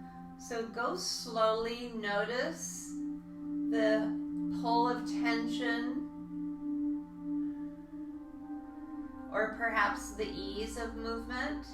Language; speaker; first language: English; native; English